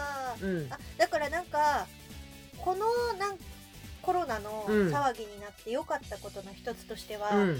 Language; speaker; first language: Japanese; native; Japanese